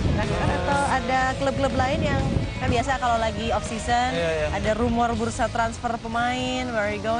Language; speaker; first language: Indonesian; native; Indonesian